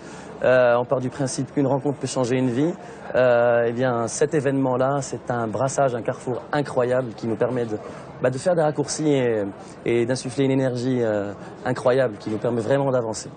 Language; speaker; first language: French; non-native, local second language; Arabic